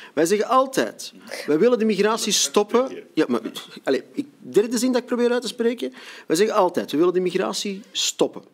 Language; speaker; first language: Dutch; native; Dutch